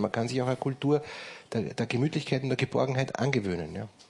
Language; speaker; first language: German; native; German